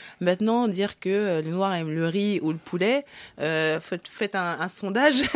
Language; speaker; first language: French; early bilingual, other home language; Lingala